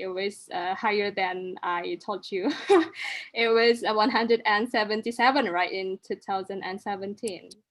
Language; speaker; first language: English; non-native, local second language; Indonesian